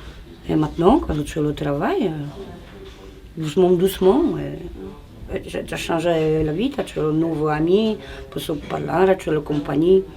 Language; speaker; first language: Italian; non-native, learner; Polish